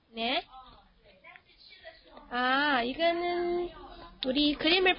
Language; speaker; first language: Korean; non-native, fluent; Chinese